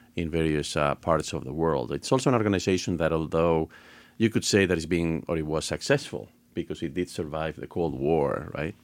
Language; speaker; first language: English; non-native, fluent; Spanish